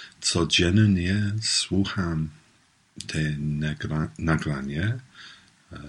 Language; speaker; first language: Polish; non-native, learner; English